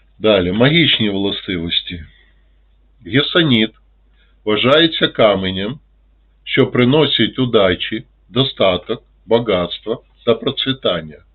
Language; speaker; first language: Ukrainian; non-native, local second language; Russian